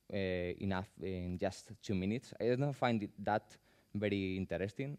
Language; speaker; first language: English; non-native, fluent; Spanish